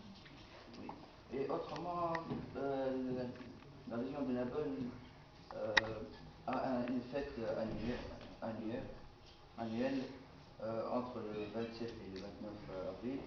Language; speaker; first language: French; non-native, local second language; Arabic